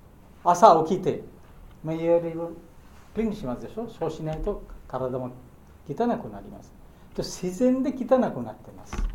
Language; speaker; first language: Japanese; non-native, learner; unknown